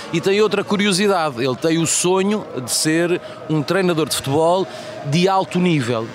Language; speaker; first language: Portuguese; native; Portuguese